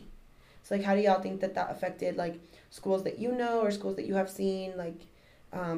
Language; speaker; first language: English; native; English